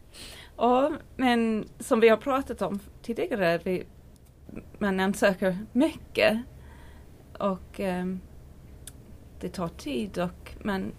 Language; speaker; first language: Swedish; non-native, learner; English